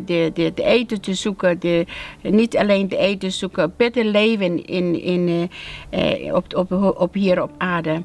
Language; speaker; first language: Dutch; non-native, learner; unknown